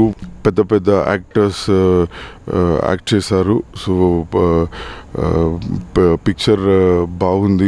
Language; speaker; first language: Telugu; non-native, learner; Tamil